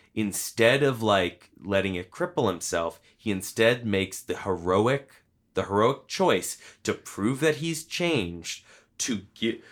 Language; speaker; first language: English; native; English